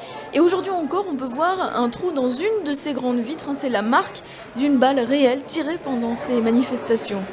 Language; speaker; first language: French; native; French